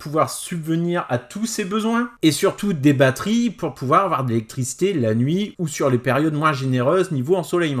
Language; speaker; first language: French; native; French